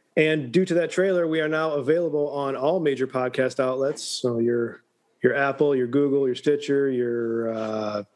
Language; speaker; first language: English; native; English